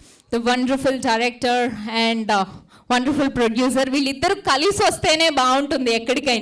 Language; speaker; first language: Telugu; native; Telugu